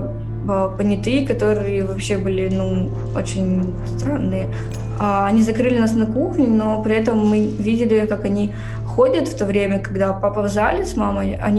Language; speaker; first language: Russian; native; Russian